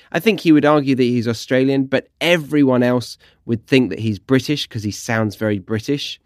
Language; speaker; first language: English; native; English